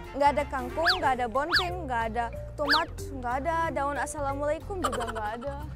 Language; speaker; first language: Indonesian; non-native, fluent; Russian